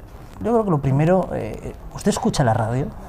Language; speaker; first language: Spanish; native; Spanish